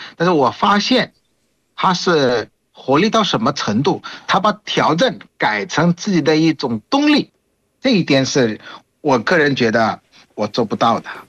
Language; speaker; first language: Chinese; non-native, fluent; Bangla